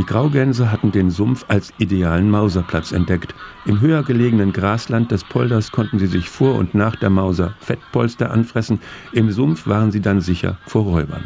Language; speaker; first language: German; native; German